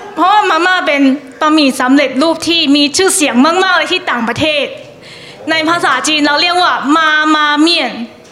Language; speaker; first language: Thai; non-native, fluent; Chinese